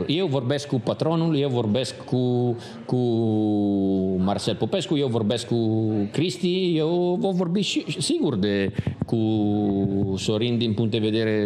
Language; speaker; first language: Romanian; non-native, learner; Italian